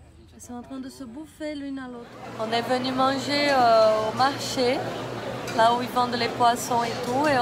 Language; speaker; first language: French; non-native, fluent; Portuguese